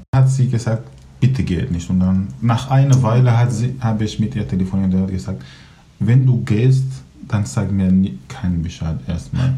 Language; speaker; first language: German; non-native, fluent; Kurdish